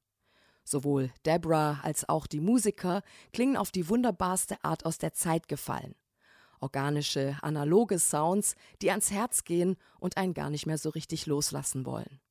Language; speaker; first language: German; native; German